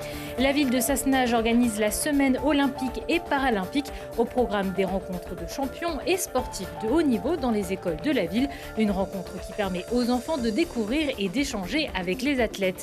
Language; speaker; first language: French; native; French